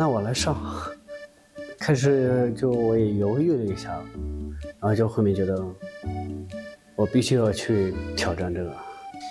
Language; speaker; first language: Chinese; native; Chinese